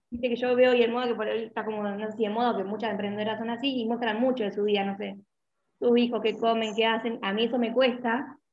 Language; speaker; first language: Spanish; native; Spanish